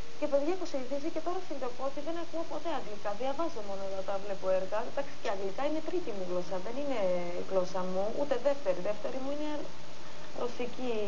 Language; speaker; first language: Greek; non-native, fluent; Georgian